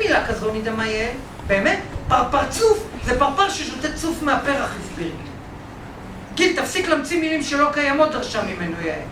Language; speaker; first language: Hebrew; native; Hebrew